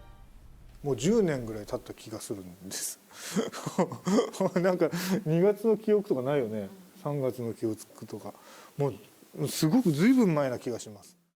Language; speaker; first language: Japanese; native; Japanese